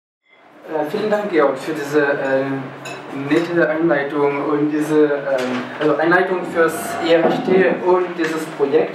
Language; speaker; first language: German; non-native, fluent; French